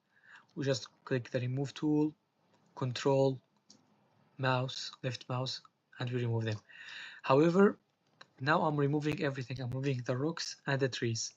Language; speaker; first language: English; non-native, fluent; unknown